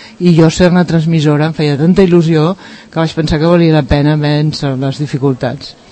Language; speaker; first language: Catalan; native; Catalan